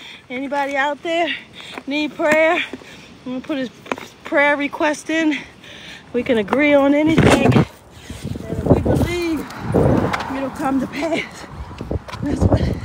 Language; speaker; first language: English; native; English